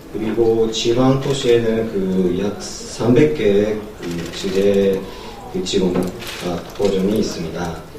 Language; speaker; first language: Korean; non-native, learner; Japanese